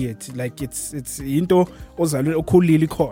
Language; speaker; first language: English; non-native, local second language; Zulu